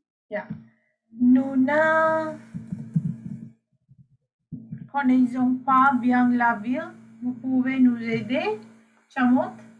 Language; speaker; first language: French; non-native, fluent; Sinhala